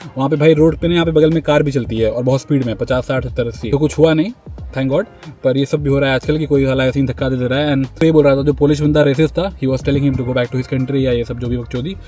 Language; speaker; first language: Hindi; native; Hindi